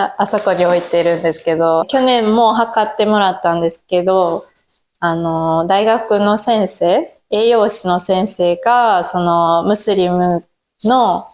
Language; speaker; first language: Japanese; native; Japanese